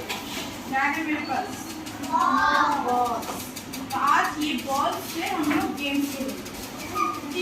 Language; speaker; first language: Hindi; non-native, local second language; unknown